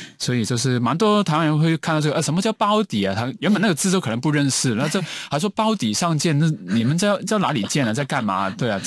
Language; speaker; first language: Chinese; non-native, local second language; Cantonese